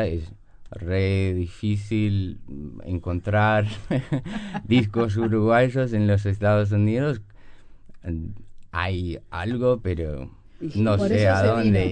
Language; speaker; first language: Spanish; non-native, learner; English